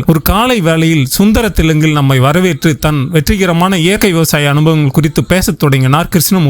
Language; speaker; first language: Tamil; native; Tamil